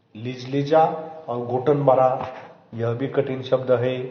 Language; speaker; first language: Hindi; non-native, local second language; Marathi